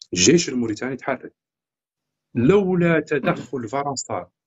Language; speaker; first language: Arabic; native; Arabic